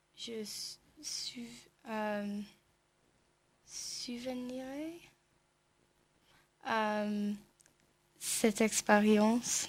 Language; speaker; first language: French; non-native, learner; English